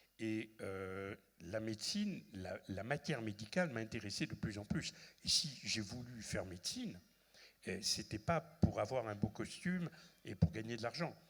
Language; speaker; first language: French; non-native, local second language; Arabic